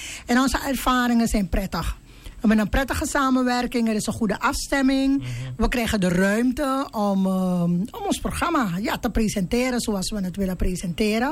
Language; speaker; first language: Dutch; native; Dutch